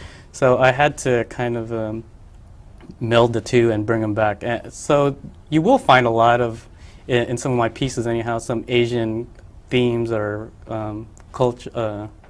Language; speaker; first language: English; early bilingual, other home language; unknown